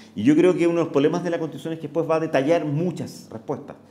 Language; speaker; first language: Spanish; native; Spanish